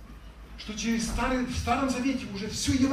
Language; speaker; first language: Russian; native; Russian